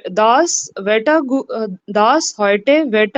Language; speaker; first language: German; non-native, learner; Urdu